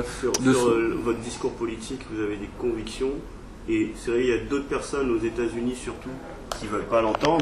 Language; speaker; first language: French; native; French